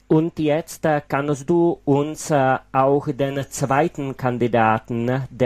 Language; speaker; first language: German; non-native, fluent; Czech